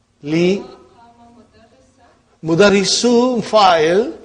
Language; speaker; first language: Arabic; non-native, fluent; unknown